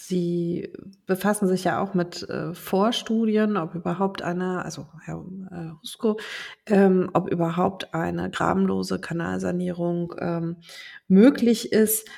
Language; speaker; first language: German; native; German